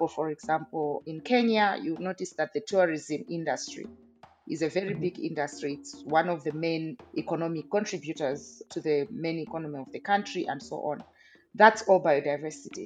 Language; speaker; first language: English; non-native, local second language; Nyanja